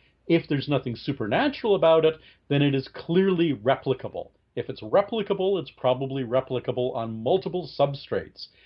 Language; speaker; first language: English; native; English